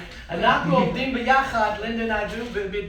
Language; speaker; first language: Hebrew; non-native, fluent; English